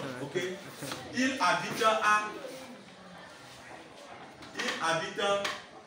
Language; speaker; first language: French; non-native, fluent; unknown